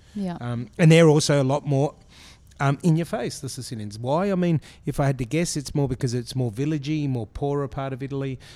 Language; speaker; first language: English; native; English